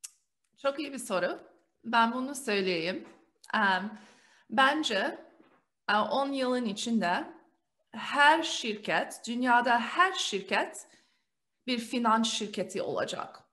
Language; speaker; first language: Turkish; early bilingual, heritage; Turkish